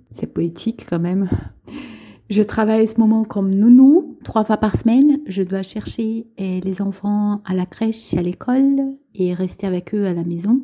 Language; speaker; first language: French; non-native, local second language; Portuguese